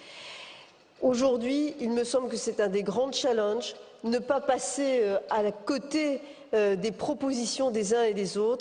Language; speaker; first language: French; native; French